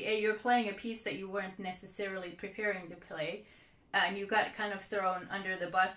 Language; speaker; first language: English; non-native, fluent; Finnish